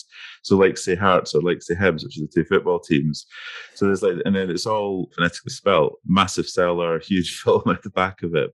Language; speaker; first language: English; native; English